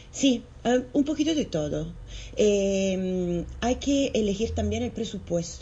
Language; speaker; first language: Spanish; non-native, fluent; Italian